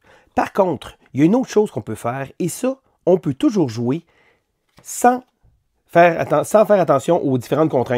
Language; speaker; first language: French; native; French